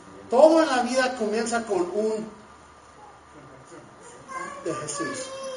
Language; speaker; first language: Spanish; non-native, learner; English